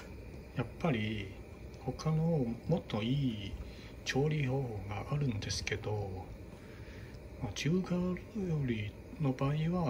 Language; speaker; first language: Japanese; non-native, fluent; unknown